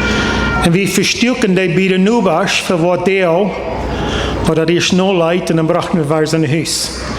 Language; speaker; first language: German; non-native, learner; Plautdietsch